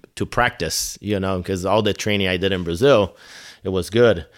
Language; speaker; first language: English; non-native, fluent; Portuguese